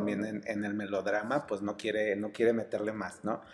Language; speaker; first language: Spanish; native; Spanish